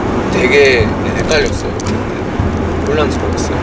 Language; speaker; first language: Korean; early bilingual, heritage; Korean